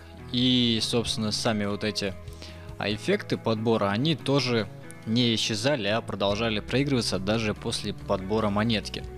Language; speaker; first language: Russian; native; Russian